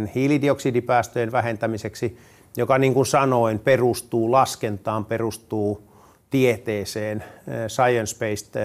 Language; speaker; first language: Finnish; native; Finnish